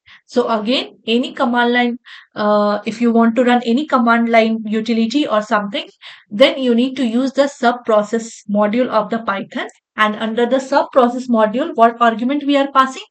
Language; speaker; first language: English; non-native, local second language; Hindi